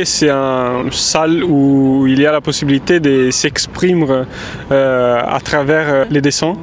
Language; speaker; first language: French; non-native, fluent; Italian